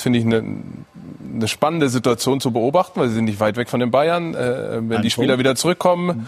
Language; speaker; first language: German; native; German